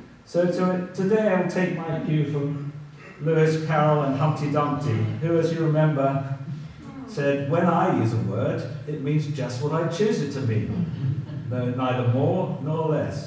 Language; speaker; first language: English; native; English